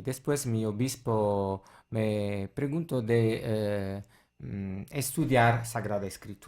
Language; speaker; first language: Spanish; non-native, fluent; Italian